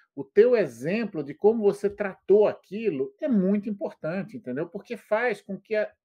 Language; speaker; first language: Portuguese; native; Portuguese